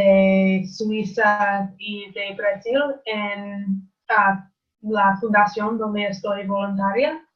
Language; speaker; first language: Spanish; non-native, learner; English